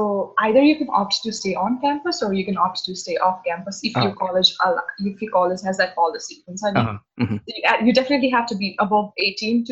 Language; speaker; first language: English; non-native, local second language; Nepali